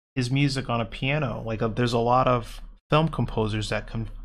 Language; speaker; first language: English; native; English